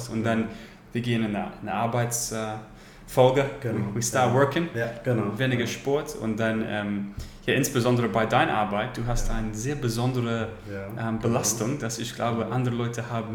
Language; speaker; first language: German; non-native, learner; English